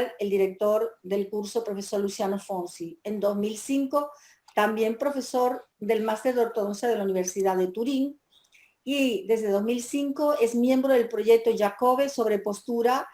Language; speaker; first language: Spanish; native; Spanish